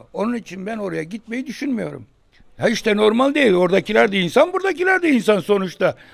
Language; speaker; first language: Turkish; native; Turkish